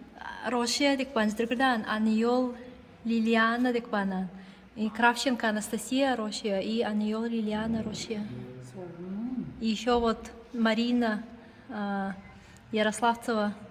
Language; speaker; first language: Russian; non-native, local second language; Tuvinian